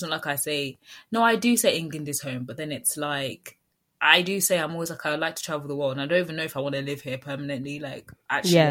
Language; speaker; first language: English; native; English